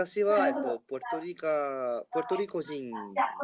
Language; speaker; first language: Japanese; non-native, learner; Spanish